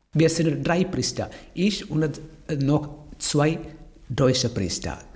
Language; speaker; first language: German; non-native, learner; Malayalam